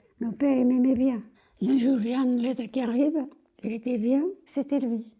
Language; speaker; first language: French; non-native, fluent; Portuguese